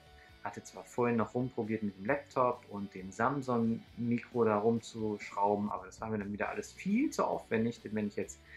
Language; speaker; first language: German; native; German